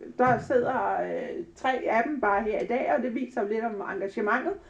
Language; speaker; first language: Danish; native; Danish